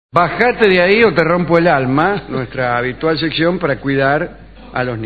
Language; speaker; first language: Spanish; native; Spanish